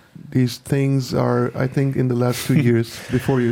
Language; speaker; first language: English; non-native, fluent; Turkish